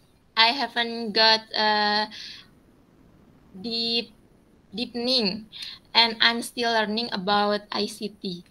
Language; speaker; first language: English; non-native, learner; Indonesian